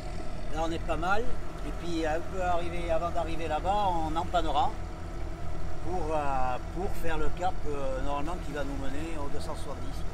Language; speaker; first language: French; native; French